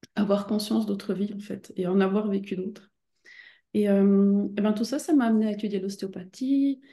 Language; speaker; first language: French; native; French